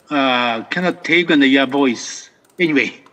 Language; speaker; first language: English; non-native, fluent; Japanese